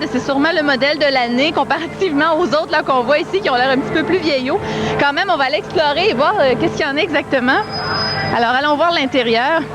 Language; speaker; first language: French; native; French